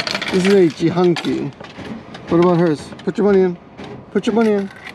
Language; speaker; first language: English; native; English